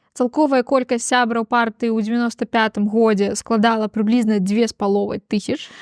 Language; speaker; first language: Belarusian; non-native, local second language; Russian